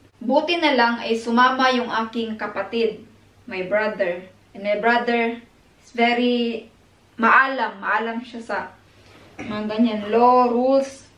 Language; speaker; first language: Filipino; non-native, local second language; Cebuano